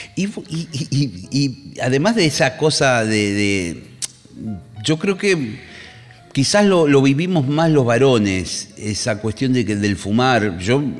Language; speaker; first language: Spanish; native; Spanish